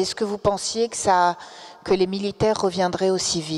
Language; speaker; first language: French; native; French